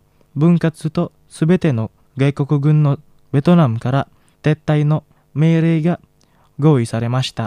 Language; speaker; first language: Japanese; non-native, fluent; Indonesian